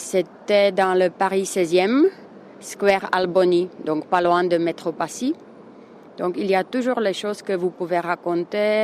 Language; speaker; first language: French; non-native, fluent; Czech